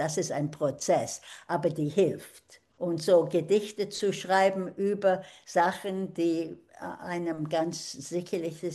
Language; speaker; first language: German; early bilingual, heritage; German